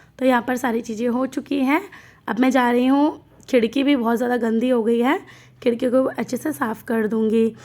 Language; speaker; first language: Hindi; non-native, local second language; Bangla